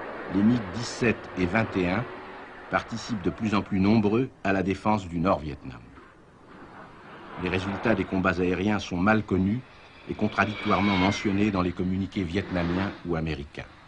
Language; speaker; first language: French; native; French